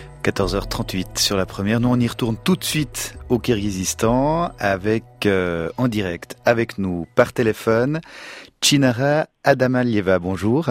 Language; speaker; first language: French; native; French